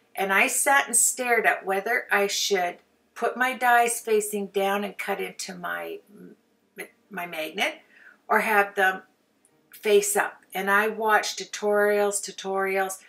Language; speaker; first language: English; native; English